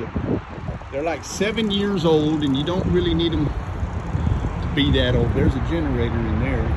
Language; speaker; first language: English; native; English